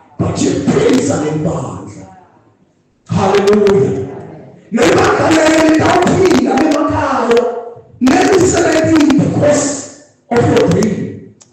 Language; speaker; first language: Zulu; non-native, local second language; Swati